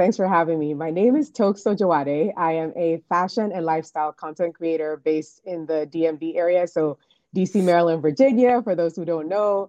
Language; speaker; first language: English; non-native, local second language; Yoruba